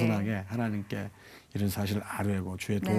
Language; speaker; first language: Korean; native; Korean